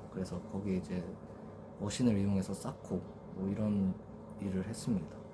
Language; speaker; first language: Korean; native; Korean